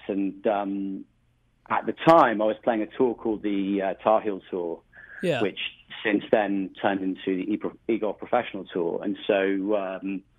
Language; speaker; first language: English; native; English